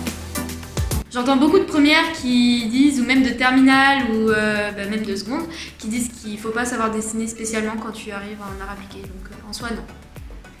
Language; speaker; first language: French; native; French